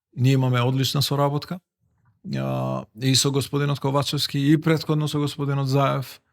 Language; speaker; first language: Macedonian; non-native, local second language; Albanian